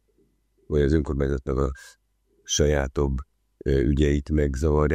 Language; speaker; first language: Hungarian; native; Hungarian